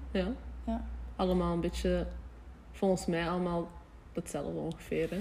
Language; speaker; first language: Dutch; native; Dutch